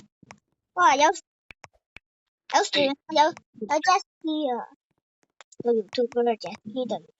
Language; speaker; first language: Chinese; early bilingual, heritage; Cantonese